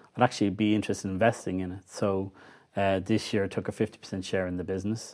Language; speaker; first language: English; native; English